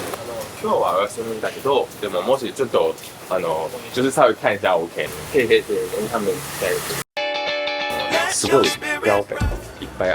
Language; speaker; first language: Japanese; non-native, learner; Chinese